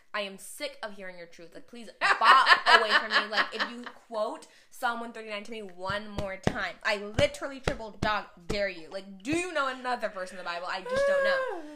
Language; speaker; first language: English; native; English